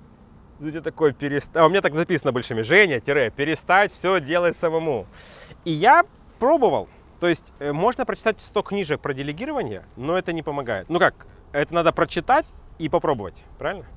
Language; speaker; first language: Russian; native; Russian